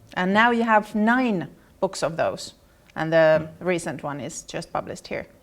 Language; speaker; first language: English; non-native, fluent; Finnish